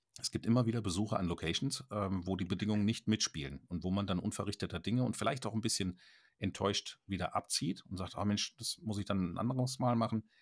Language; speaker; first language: German; native; German